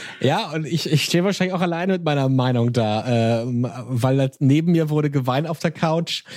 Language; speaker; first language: German; native; German